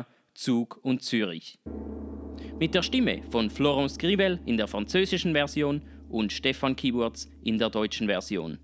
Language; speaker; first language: German; native; German